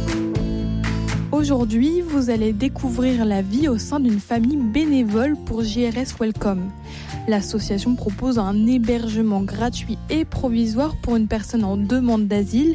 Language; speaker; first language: French; native; French